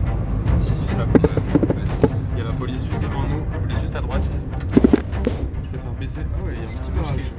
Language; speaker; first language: French; native; French